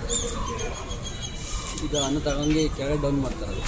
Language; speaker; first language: Kannada; native; Kannada